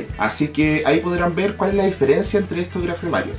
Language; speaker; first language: Spanish; native; Spanish